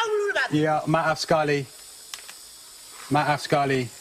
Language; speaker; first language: Indonesian; non-native, learner; English